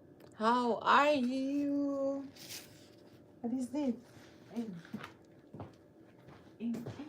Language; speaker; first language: English; non-native, learner; Filipino